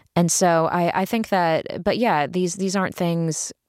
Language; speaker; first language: English; native; English